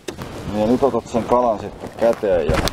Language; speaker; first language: Finnish; native; Finnish